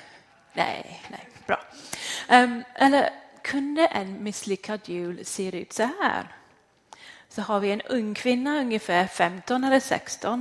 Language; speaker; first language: Swedish; non-native, fluent; English